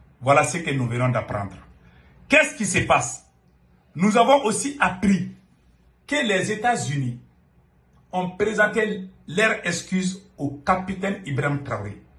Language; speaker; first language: French; non-native, local second language; Bambara